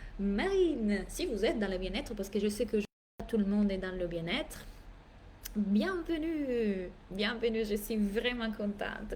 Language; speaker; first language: French; non-native, fluent; Italian